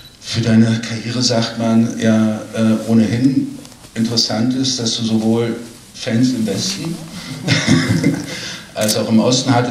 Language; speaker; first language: German; native; German